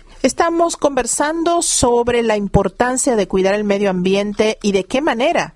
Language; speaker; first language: Spanish; native; Spanish